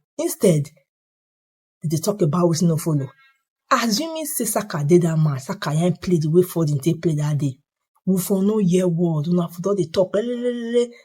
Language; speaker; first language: Nigerian Pidgin; native; Nigerian Pidgin